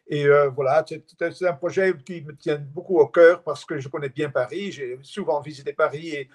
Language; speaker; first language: French; non-native, fluent; Dutch